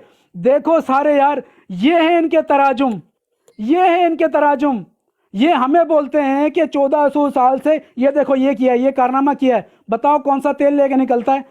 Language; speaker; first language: Urdu; native; Urdu